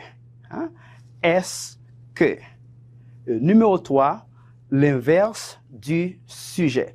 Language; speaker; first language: French; non-native, fluent; Spanish